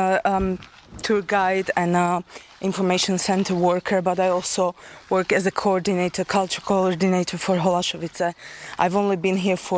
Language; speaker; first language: English; non-native, fluent; Slovak